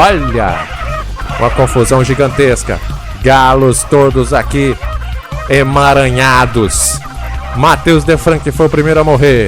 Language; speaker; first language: Portuguese; native; Portuguese